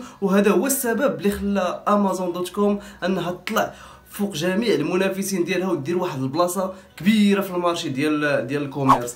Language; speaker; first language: Arabic; native; Arabic